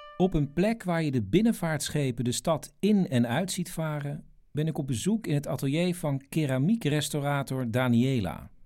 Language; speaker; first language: Dutch; native; Dutch